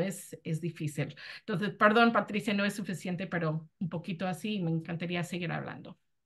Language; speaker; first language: Spanish; non-native, fluent; English